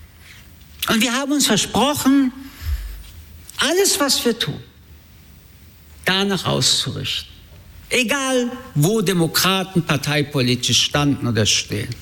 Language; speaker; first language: German; early bilingual, other home language; French